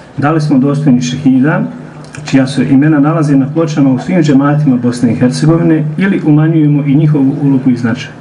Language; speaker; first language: Croatian; native; Croatian